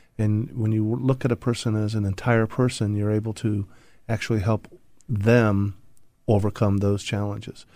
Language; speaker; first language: English; native; English